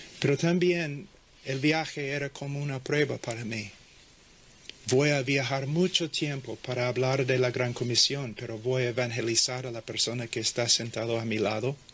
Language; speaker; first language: Spanish; non-native, fluent; English